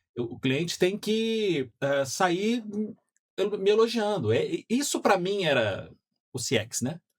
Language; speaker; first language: Portuguese; native; Portuguese